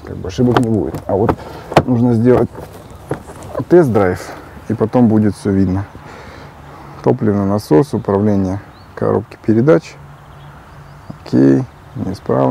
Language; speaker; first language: Russian; native; Russian